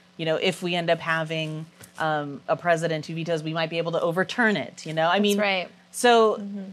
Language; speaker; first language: English; native; English